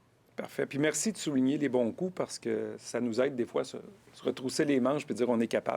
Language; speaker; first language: French; native; French